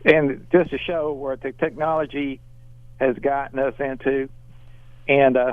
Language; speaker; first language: English; native; English